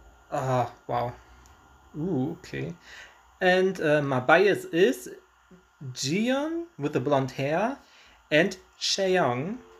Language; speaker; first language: English; non-native, learner; German